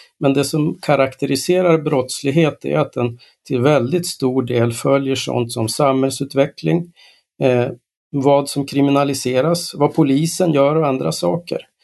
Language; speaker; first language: Swedish; native; Swedish